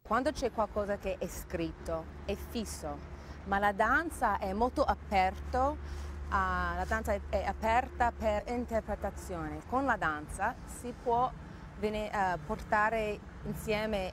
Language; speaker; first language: Italian; non-native, fluent; English